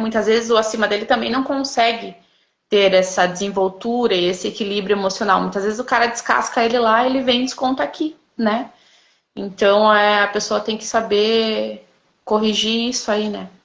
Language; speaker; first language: Portuguese; native; Portuguese